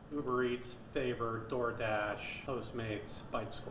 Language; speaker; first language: English; native; English